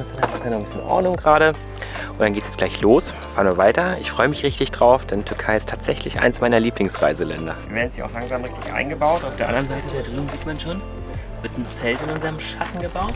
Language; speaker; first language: German; native; German